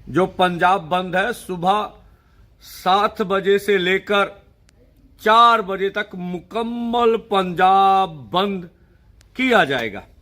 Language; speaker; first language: Hindi; non-native, local second language; Punjabi